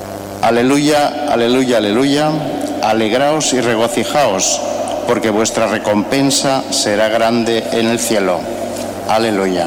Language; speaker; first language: Spanish; native; Spanish